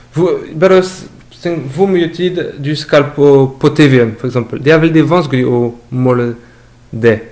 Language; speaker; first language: Norwegian; non-native, fluent; French